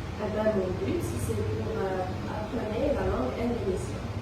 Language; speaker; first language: French; non-native, local second language; Arabic